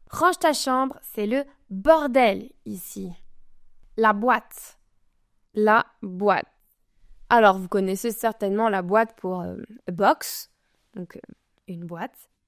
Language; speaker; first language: French; native; French